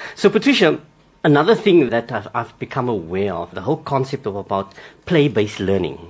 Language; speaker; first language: English; non-native, local second language; Afrikaans